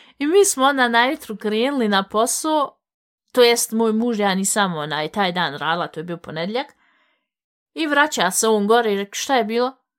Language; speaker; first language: Bosnian; early bilingual, heritage; Bosnian